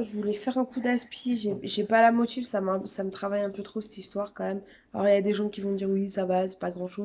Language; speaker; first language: French; native; French